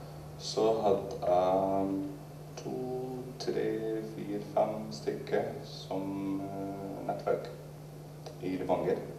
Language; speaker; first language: Norwegian; non-native, learner; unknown